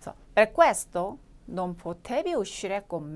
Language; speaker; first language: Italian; non-native, fluent; Korean